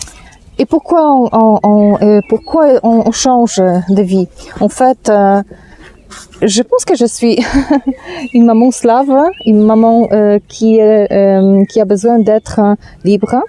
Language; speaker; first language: French; non-native, fluent; Polish